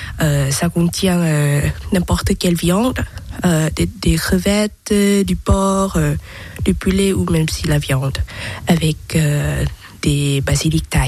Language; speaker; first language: French; non-native, learner; Thai